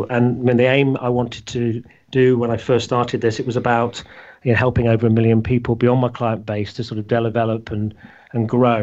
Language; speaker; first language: English; native; English